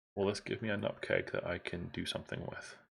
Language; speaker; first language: English; native; English